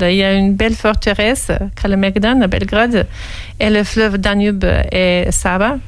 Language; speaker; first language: French; non-native, fluent; Serbian